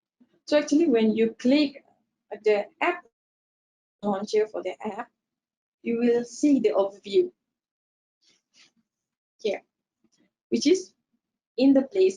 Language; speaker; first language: English; non-native, local second language; Malay